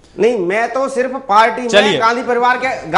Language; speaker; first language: Hindi; native; Hindi